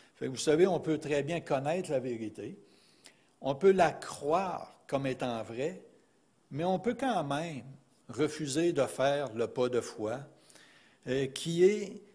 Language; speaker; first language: French; native; French